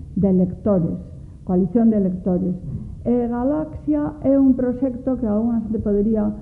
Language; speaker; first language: Spanish; non-native, local second language; Galician